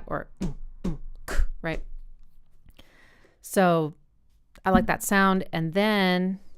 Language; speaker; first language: English; native; English